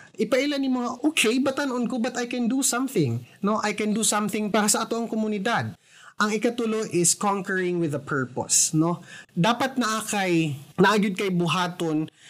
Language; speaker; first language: Cebuano; non-native, local second language; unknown